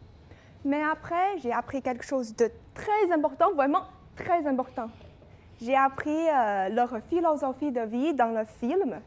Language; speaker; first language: French; non-native, fluent; Chinese